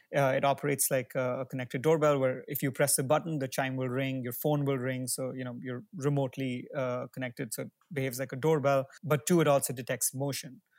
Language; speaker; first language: English; non-native, local second language; Hindi